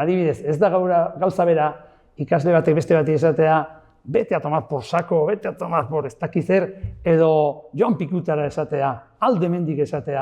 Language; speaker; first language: Basque; native; Basque